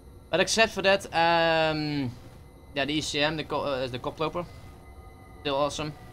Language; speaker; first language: English; non-native, fluent; Dutch